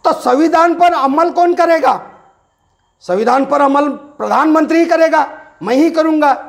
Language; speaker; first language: Hindi; non-native, local second language; Marathi